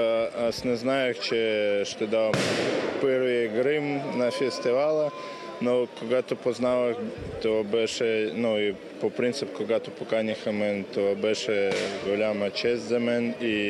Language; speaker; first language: Bulgarian; non-native, learner; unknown